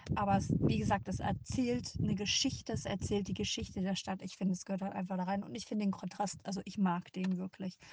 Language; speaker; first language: German; native; German